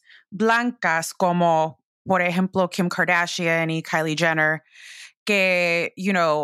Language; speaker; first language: Spanish; early bilingual, heritage; English